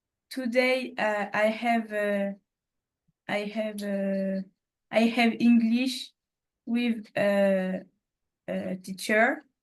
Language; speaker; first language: English; non-native, learner; French